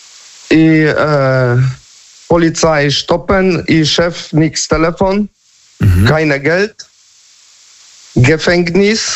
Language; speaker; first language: German; non-native, learner; Polish